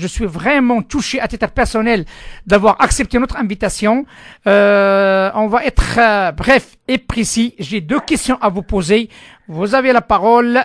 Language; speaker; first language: French; non-native, local second language; Arabic